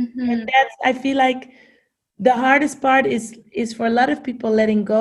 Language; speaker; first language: English; non-native, fluent; Dutch